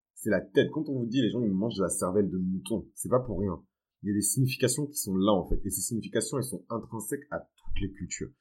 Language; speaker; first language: French; early bilingual, other home language; Fon